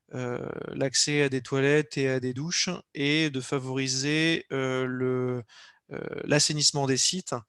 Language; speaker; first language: French; native; French